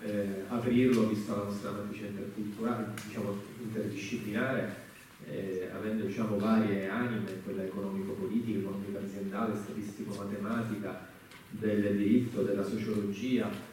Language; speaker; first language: Italian; native; Italian